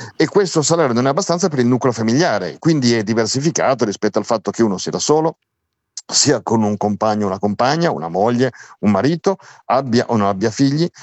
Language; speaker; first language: Italian; native; Italian